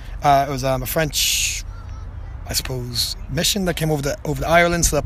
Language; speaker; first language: English; native; English